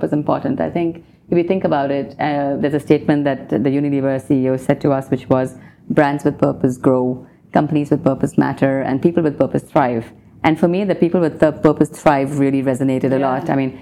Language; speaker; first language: English; non-native, local second language; Urdu